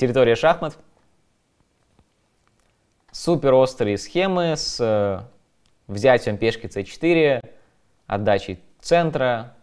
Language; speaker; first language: Russian; native; Russian